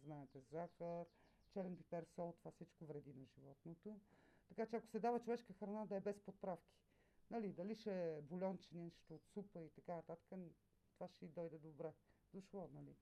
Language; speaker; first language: Bulgarian; native; Bulgarian